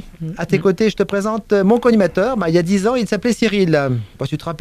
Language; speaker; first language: French; native; French